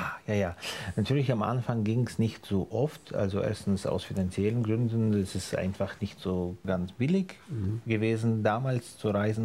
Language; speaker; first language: German; non-native, fluent; Ukrainian